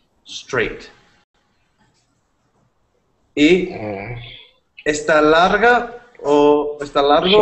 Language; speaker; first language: Spanish; non-native, fluent; English